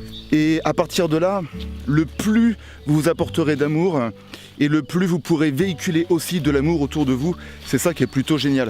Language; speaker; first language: French; native; French